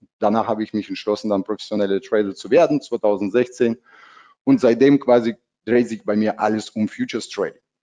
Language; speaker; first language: German; non-native, fluent; Russian